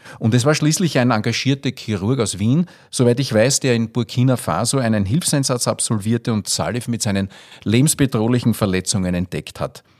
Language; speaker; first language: German; native; German